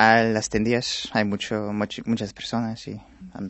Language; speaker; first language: Spanish; non-native, fluent; English